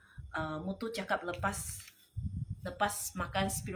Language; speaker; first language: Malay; non-native, local second language; Chinese